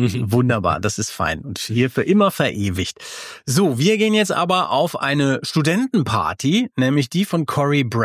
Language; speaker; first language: German; native; German